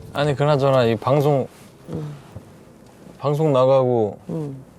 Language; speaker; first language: Korean; native; Korean